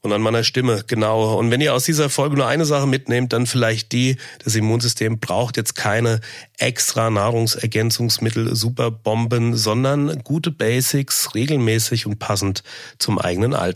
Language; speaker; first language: German; native; German